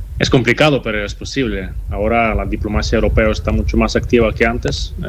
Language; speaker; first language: Spanish; non-native, fluent; Ukrainian